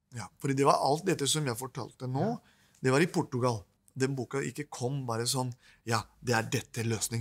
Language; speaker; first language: Norwegian; non-native, fluent; Spanish